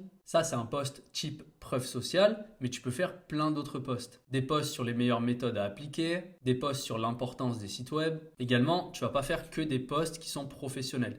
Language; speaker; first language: French; native; French